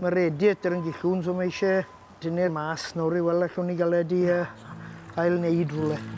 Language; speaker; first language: Welsh; native; Welsh